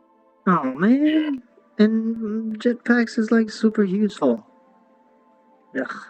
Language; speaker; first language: English; native; English